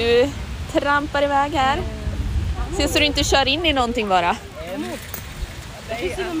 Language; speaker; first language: Swedish; native; Swedish